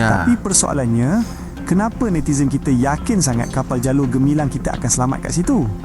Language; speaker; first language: Malay; native; Malay